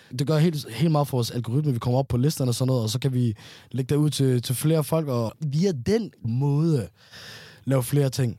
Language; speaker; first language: Danish; early bilingual, other home language; Somali